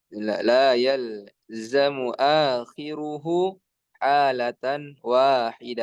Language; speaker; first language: Arabic; non-native, learner; Indonesian